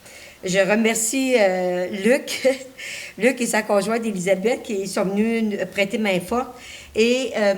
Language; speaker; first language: French; native; French